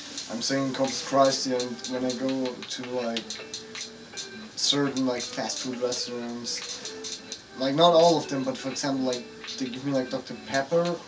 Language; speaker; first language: English; non-native, fluent; German